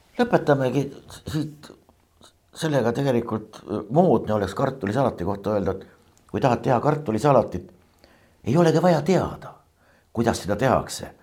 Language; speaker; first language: Estonian; native; Estonian